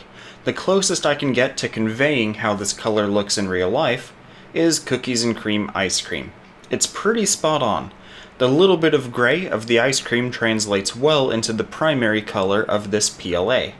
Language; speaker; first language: English; native; English